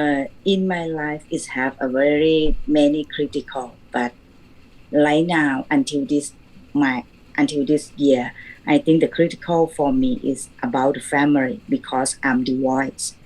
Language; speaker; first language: English; non-native, learner; Thai